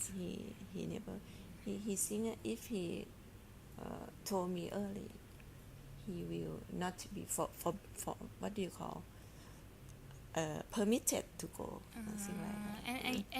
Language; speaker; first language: English; non-native, learner; Thai